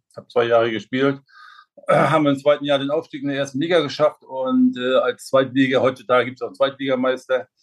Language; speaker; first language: German; native; German